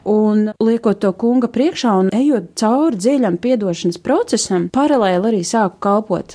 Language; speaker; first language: Latvian; native; Latvian